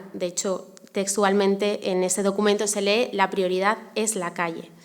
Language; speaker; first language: Spanish; native; Spanish